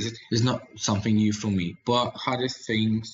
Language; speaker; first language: English; non-native, learner; Russian